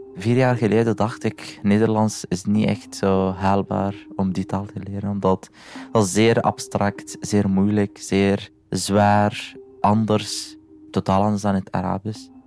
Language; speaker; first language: Dutch; non-native, fluent; Arabic